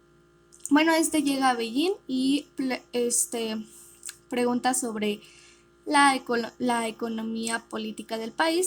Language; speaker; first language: Spanish; native; Spanish